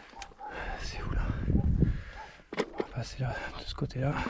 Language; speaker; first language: French; native; French